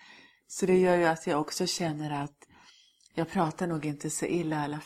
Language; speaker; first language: Swedish; early bilingual, other home language; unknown